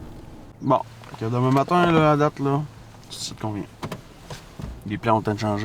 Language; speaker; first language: French; native; French